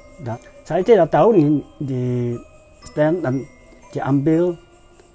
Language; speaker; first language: Indonesian; non-native, learner; Dutch